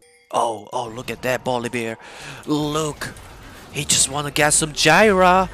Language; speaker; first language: English; non-native, fluent; Korean